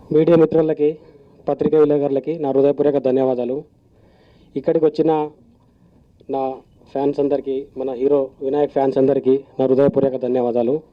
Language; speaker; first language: Telugu; native; Telugu